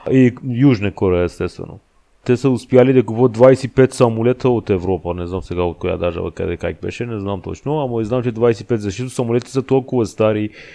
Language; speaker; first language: Bulgarian; non-native, fluent; Persian